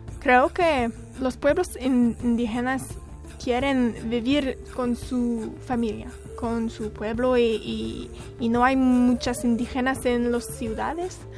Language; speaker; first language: Spanish; non-native, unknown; French